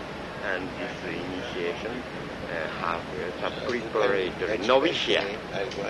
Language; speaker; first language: English; non-native, learner; Japanese